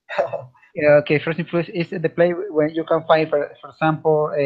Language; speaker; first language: English; non-native, learner; Spanish